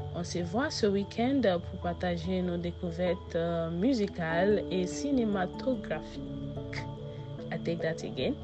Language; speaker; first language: French; non-native, fluent; Yoruba